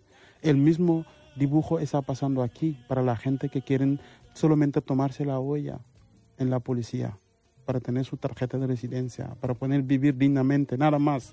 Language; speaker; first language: Spanish; non-native, fluent; Wolof